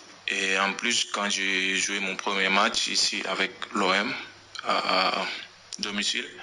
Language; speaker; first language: French; non-native, local second language; Wolof